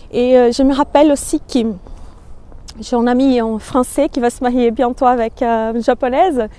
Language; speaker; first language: French; non-native, fluent; Portuguese